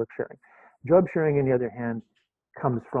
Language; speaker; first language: English; native; English